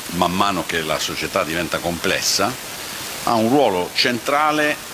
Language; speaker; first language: Italian; native; Italian